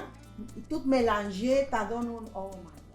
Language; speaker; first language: French; non-native, fluent; Spanish